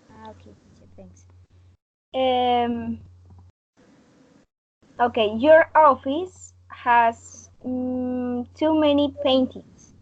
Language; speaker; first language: English; non-native, learner; Spanish